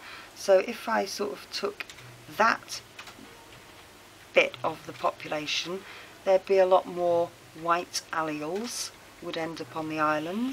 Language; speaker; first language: English; native; English